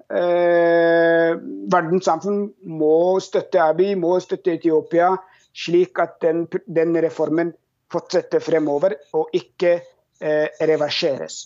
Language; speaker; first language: Norwegian; non-native, fluent; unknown